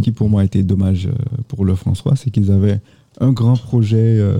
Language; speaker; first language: French; native; French